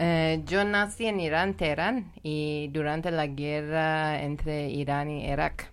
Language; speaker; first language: Spanish; non-native, learner; Persian